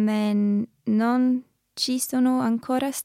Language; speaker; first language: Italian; non-native, learner; English